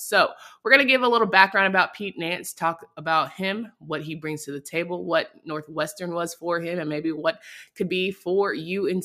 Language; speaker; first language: English; native; English